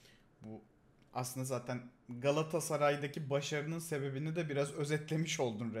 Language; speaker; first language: Turkish; native; Turkish